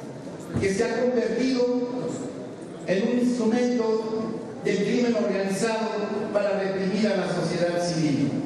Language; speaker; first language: Spanish; native; Spanish